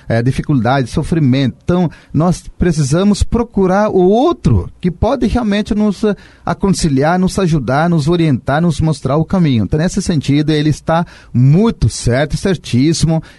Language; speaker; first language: Portuguese; non-native, fluent; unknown